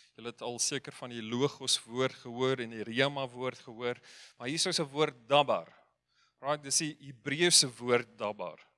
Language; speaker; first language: Afrikaans; non-native, fluent; Dutch